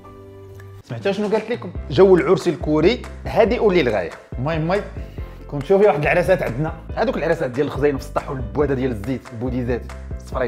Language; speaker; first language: Arabic; native; Arabic